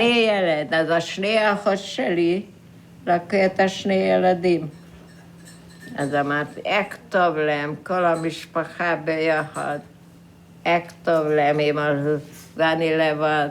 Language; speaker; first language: Hebrew; non-native, fluent; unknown